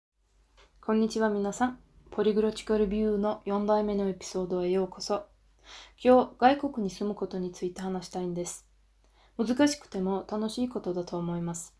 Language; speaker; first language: Japanese; non-native, fluent; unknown